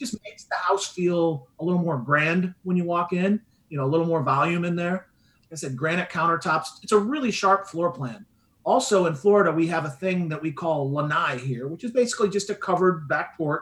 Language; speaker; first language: English; native; English